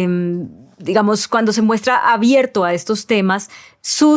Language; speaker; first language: Spanish; native; Spanish